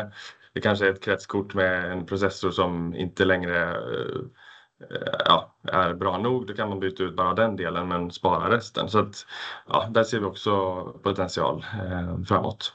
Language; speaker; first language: Swedish; native; Swedish